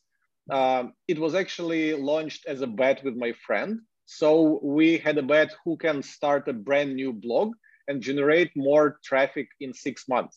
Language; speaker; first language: English; non-native, fluent; Ukrainian